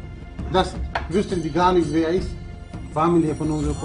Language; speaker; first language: German; early bilingual, other home language; Albanian